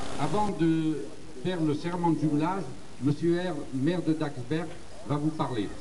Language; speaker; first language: French; native; French